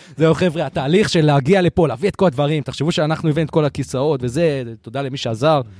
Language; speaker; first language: Hebrew; native; Hebrew